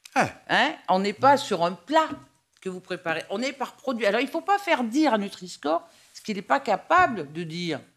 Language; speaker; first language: French; native; French